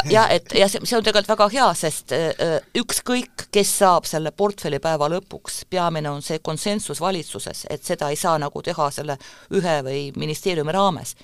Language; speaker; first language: Estonian; non-native, local second language; Russian